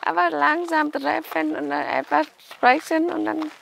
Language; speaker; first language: German; non-native, learner; Vietnamese